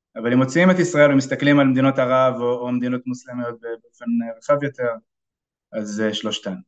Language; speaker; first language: Hebrew; native; Hebrew